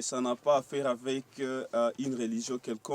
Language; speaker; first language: French; non-native, local second language; Swahili